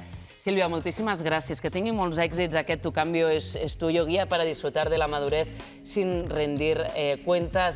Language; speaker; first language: Catalan; native; Catalan